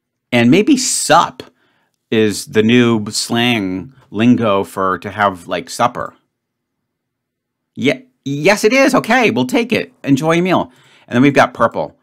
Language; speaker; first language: English; native; English